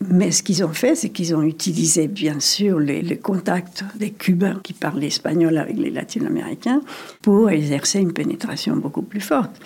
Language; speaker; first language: French; non-native, fluent; Spanish